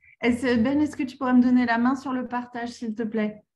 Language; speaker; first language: French; native; French